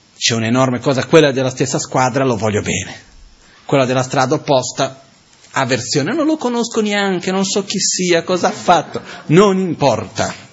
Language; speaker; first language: Italian; non-native, fluent; Portuguese